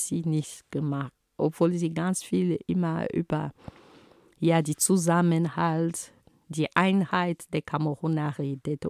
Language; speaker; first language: German; non-native, fluent; Ghomala